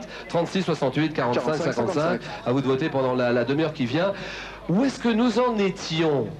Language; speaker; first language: French; native; French